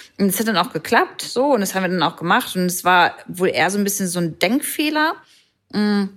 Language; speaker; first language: German; native; German